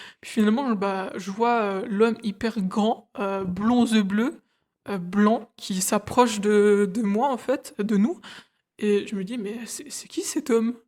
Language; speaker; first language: French; early bilingual, other home language; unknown